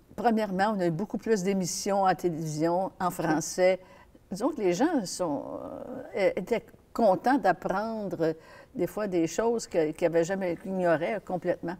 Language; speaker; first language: French; native; French